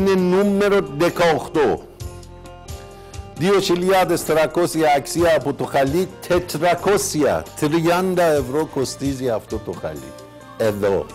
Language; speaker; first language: Greek; non-native, fluent; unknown